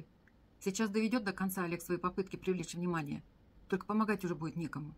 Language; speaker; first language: Russian; native; Russian